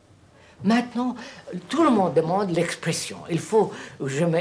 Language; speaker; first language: French; non-native, fluent; Telugu